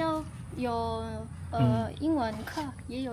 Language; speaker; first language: Chinese; non-native, learner; Indonesian